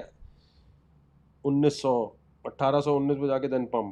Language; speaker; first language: Urdu; native; Urdu